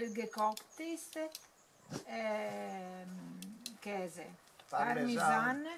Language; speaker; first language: German; non-native, learner; Italian